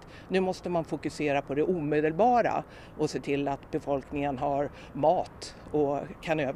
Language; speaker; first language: Swedish; native; Swedish